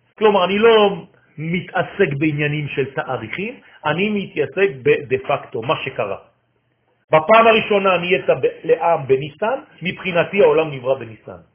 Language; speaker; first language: Hebrew; non-native, fluent; French